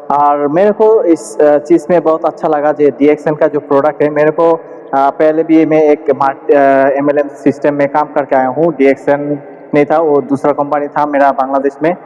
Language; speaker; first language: Hindi; non-native, learner; Bangla